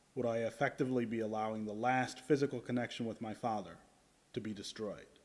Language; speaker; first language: English; native; English